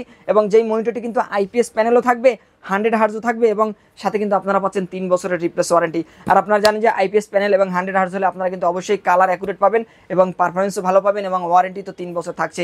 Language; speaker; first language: Bangla; native; Bangla